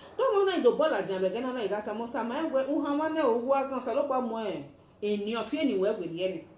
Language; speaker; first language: Nigerian Pidgin; native; Nigerian Pidgin